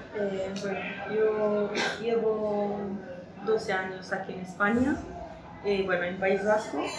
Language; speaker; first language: Spanish; non-native, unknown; Romanian